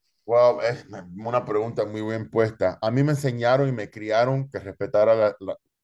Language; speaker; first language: Spanish; early bilingual, heritage; Spanish